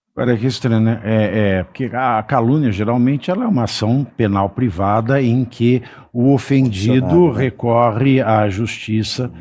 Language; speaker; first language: Portuguese; native; Portuguese